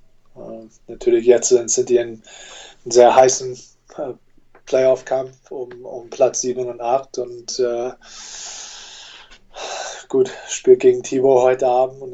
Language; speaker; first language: German; non-native, fluent; English